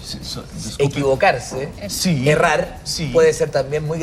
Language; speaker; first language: Spanish; native; Spanish